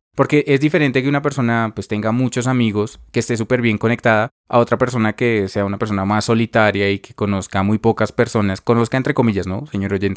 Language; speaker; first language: Spanish; native; Spanish